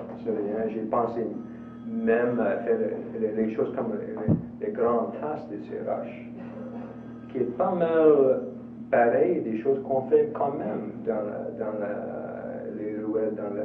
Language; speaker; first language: French; non-native, local second language; English